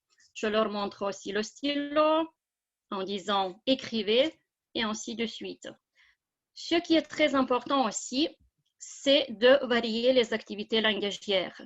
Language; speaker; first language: French; non-native, fluent; Lithuanian